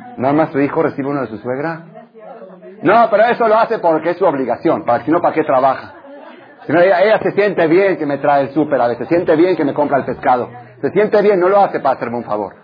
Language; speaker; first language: Spanish; non-native, fluent; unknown